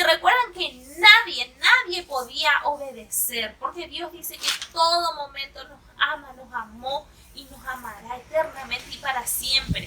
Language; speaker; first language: Spanish; native; Spanish